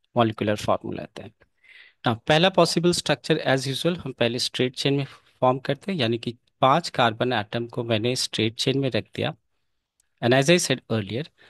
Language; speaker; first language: Hindi; native; Hindi